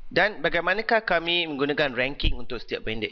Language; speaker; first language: Malay; native; Malay